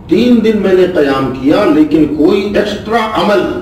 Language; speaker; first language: Hindi; non-native, local second language; Urdu